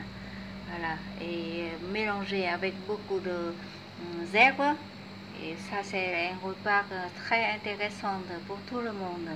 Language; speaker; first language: French; non-native, fluent; Vietnamese